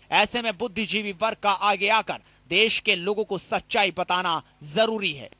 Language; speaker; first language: Hindi; native; Hindi